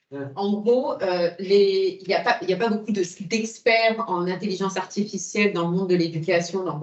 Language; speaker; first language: French; native; French